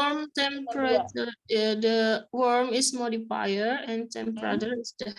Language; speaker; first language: English; non-native, learner; Indonesian